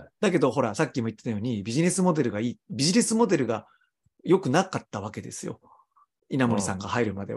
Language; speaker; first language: Japanese; native; Japanese